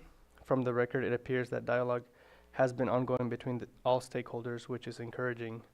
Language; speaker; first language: English; native; English